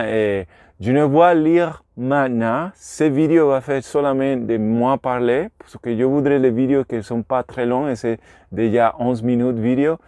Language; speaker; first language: French; non-native, learner; Spanish